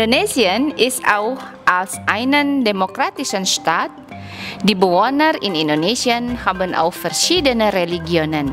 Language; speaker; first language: German; non-native, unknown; Indonesian